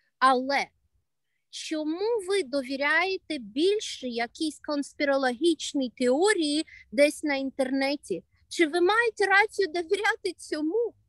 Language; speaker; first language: Ukrainian; non-native, local second language; Russian